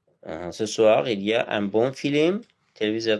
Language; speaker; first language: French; non-native, fluent; Azerbaijani